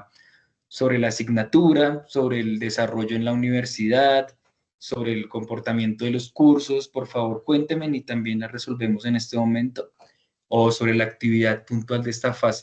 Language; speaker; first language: Spanish; native; Spanish